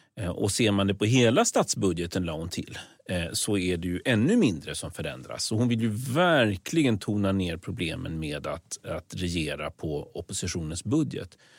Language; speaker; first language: Swedish; native; Swedish